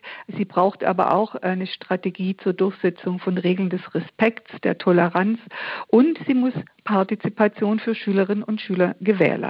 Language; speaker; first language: German; native; German